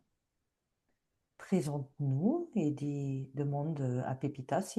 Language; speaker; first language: French; native; French